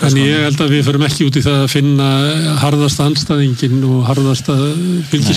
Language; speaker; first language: Icelandic; native; Icelandic